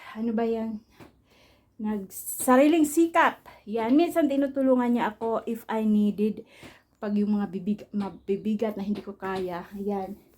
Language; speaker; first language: Filipino; non-native, local second language; Waray